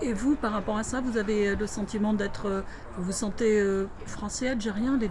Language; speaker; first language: French; native; French